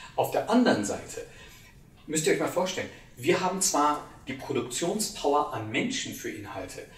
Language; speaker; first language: German; native; German